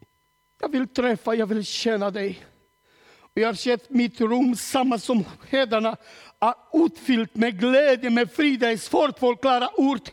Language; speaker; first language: Swedish; non-native, learner; Romanian